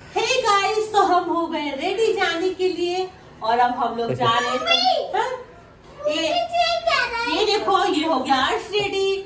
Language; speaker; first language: Hindi; non-native, local second language; Bangla